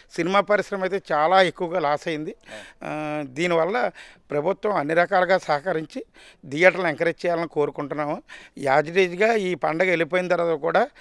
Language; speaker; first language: Telugu; native; Telugu